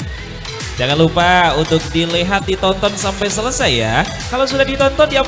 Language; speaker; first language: Indonesian; native; Indonesian